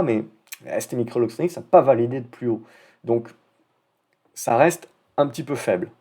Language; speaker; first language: French; native; French